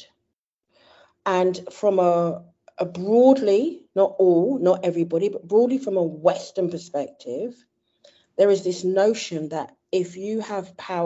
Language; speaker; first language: English; native; English